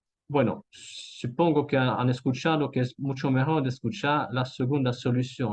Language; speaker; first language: Spanish; non-native, fluent; French